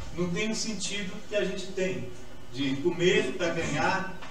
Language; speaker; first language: Portuguese; native; Portuguese